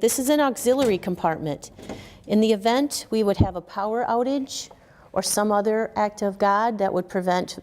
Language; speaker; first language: English; native; English